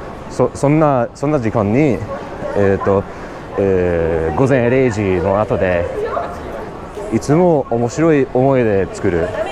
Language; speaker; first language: Japanese; non-native, learner; English